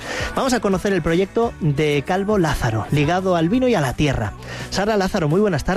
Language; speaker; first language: Spanish; native; Spanish